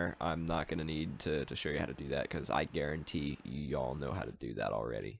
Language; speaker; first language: English; native; English